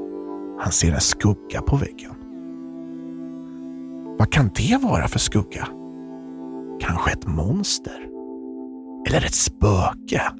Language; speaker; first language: Swedish; native; Swedish